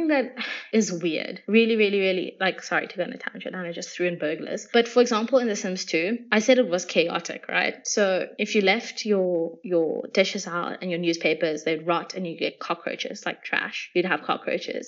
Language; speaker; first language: English; native; English